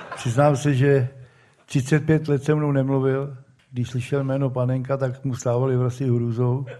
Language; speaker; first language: Czech; native; Czech